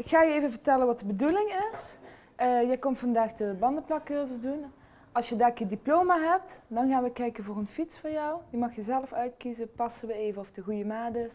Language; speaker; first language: Dutch; native; Dutch